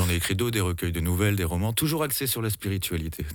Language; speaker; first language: French; native; French